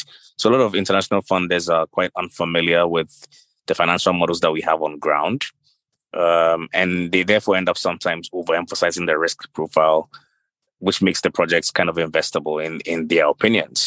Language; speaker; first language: English; non-native, local second language; Akan